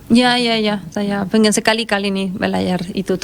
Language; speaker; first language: Indonesian; non-native, fluent; Spanish